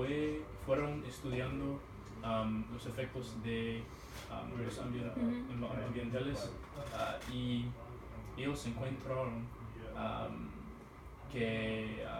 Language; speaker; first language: Spanish; non-native, learner; English